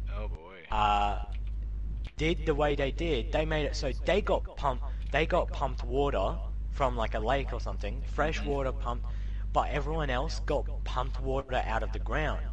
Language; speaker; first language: English; native; English